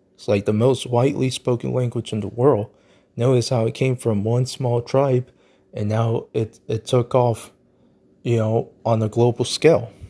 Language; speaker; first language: English; native; English